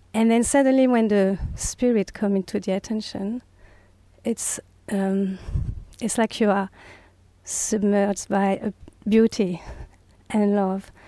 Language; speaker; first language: English; non-native, fluent; French